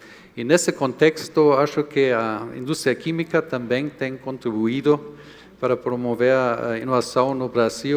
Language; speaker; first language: Portuguese; non-native, fluent; German